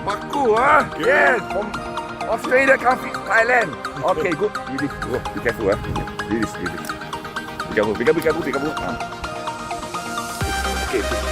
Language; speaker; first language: English; non-native, learner; Thai